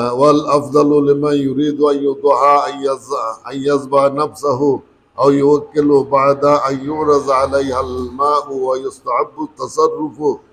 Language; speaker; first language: Arabic; non-native, fluent; Bangla